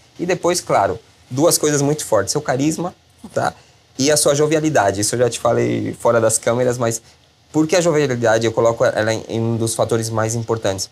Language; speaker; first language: Portuguese; non-native, fluent; Spanish